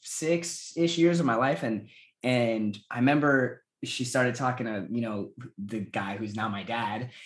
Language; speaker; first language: English; native; English